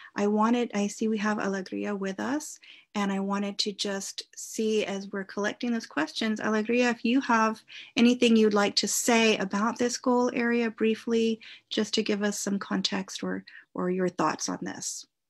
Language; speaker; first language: English; native; English